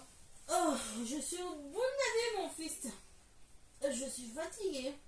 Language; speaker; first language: French; native; French